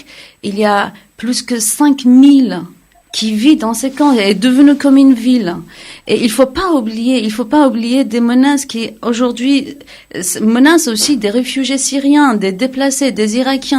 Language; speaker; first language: French; non-native, fluent; Kurdish